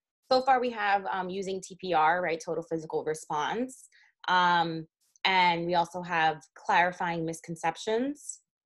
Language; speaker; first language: English; native; English